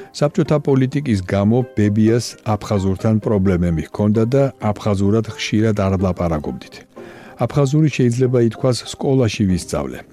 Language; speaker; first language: Georgian; native; Georgian